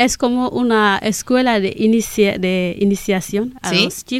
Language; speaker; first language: Spanish; non-native, learner; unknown